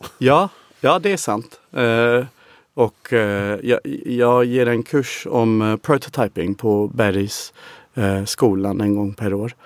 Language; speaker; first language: Swedish; non-native, fluent; English